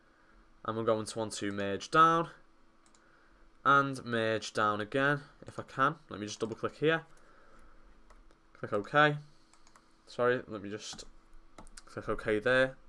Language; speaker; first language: English; native; English